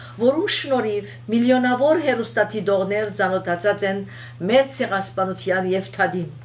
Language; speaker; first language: Armenian; early bilingual, heritage; Armenian